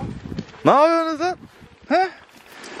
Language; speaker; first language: German; early bilingual, other home language; Turkish